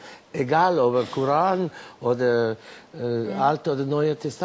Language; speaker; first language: German; non-native, fluent; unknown